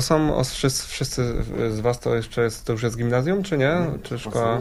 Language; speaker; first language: Polish; native; Polish